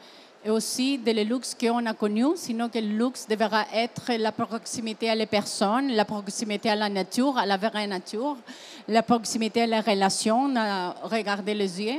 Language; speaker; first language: French; non-native, fluent; Spanish